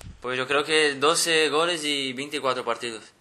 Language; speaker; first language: Spanish; non-native, fluent; Portuguese